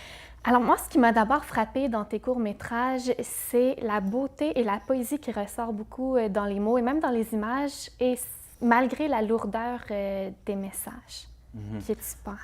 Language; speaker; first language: French; native; French